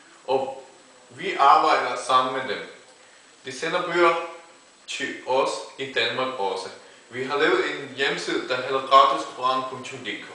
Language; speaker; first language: Danish; non-native, fluent; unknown